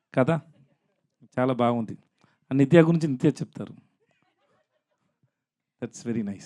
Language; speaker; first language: Telugu; non-native, learner; Tamil